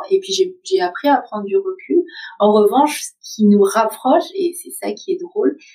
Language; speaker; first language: French; early bilingual, other home language; Vietnamese